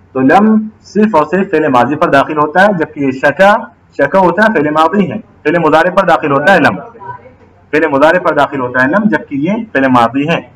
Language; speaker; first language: Urdu; native; Urdu